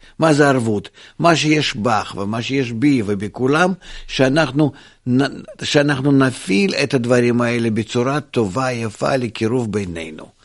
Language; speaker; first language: Hebrew; non-native, fluent; Russian